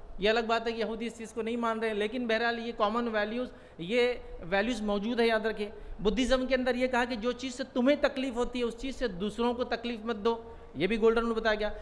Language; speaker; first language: Urdu; native; Urdu